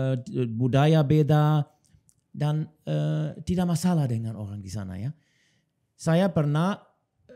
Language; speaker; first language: Indonesian; non-native, learner; German